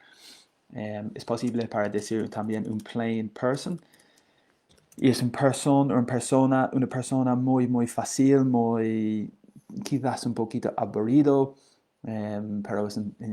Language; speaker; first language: Spanish; non-native, learner; English